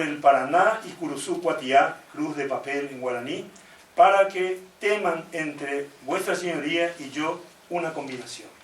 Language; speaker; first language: Spanish; native; Spanish